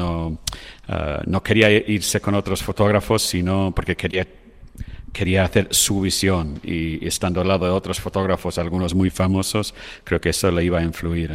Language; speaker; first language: Spanish; non-native, fluent; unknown